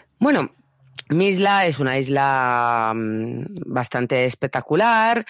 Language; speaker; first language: Spanish; non-native, fluent; Italian